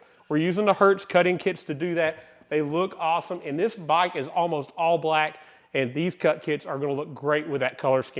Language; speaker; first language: English; native; English